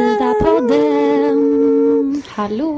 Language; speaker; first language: Swedish; native; Swedish